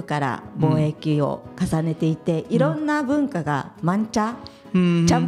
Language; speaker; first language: Japanese; native; Japanese